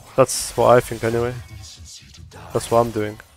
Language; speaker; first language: English; native; English